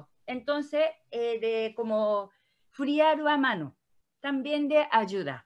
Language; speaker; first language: Spanish; non-native, learner; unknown